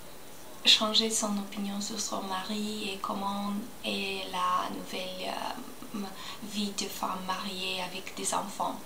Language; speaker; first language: French; non-native, learner; Spanish